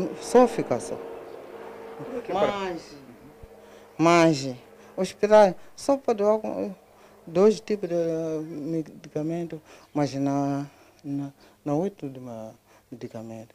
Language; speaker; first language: Portuguese; non-native, learner; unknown